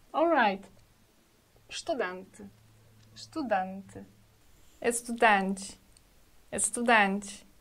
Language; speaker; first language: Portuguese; non-native, fluent; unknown